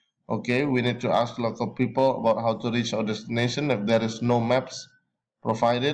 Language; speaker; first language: English; non-native, fluent; Indonesian